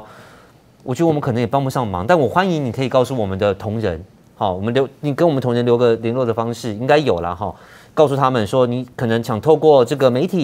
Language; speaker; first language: Chinese; native; Chinese